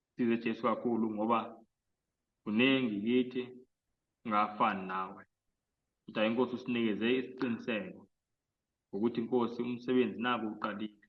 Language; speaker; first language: Zulu; native; Zulu